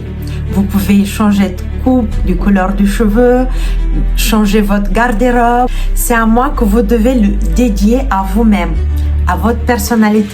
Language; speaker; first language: French; non-native, fluent; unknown